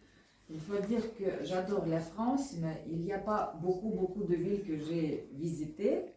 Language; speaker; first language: French; non-native, fluent; Russian